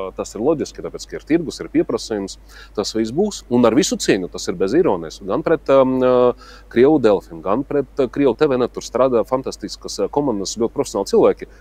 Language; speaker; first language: Latvian; non-native, local second language; Russian